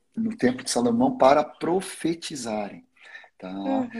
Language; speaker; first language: Portuguese; non-native, fluent; Swedish